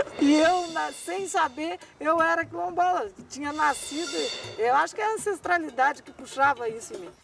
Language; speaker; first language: Portuguese; native; Portuguese